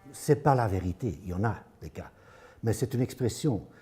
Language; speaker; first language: French; non-native, fluent; Dutch